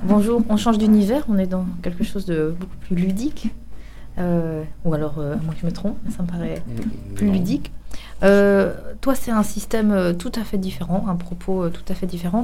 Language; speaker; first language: French; native; French